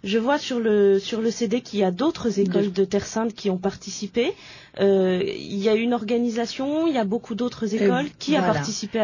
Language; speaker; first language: French; native; French